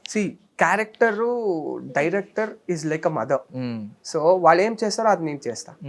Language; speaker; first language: Telugu; non-native, learner; Kannada